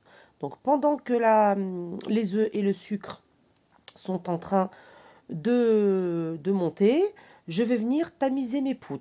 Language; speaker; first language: French; native; French